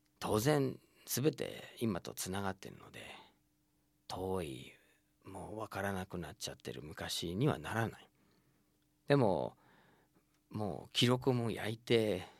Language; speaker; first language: Japanese; non-native, fluent; English